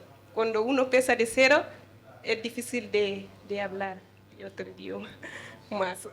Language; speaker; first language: Spanish; non-native, learner; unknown